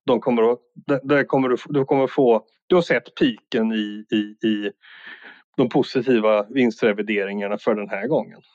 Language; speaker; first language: Swedish; native; Swedish